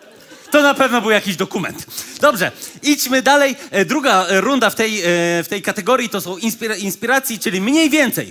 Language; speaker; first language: Polish; native; Polish